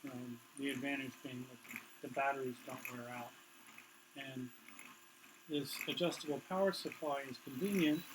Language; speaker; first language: English; native; English